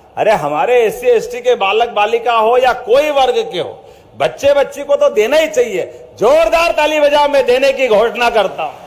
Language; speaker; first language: Hindi; native; Hindi